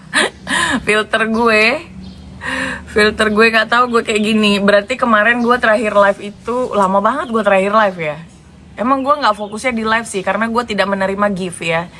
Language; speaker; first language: Indonesian; native; Indonesian